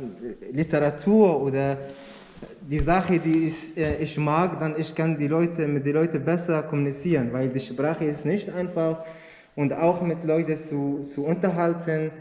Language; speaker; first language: German; non-native, learner; Arabic